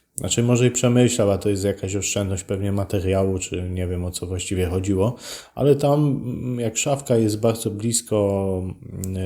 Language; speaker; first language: Polish; native; Polish